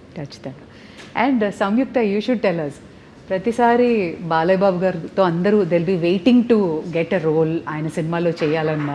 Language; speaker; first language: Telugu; native; Telugu